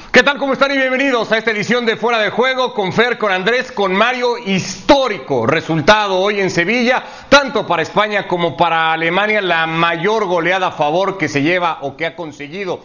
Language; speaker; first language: Spanish; native; Spanish